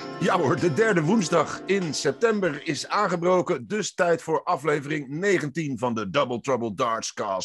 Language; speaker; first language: Dutch; native; Dutch